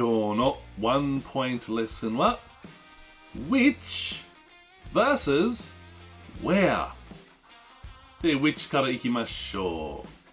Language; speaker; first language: Japanese; non-native, learner; English